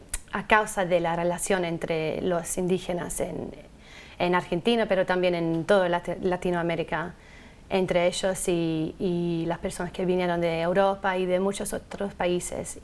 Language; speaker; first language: Spanish; non-native, fluent; English